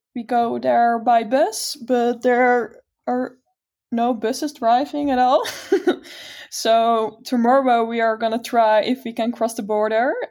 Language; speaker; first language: English; non-native, fluent; Dutch